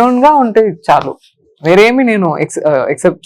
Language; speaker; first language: Telugu; non-native, learner; Tamil